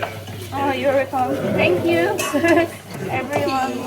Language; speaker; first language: English; non-native, learner; Korean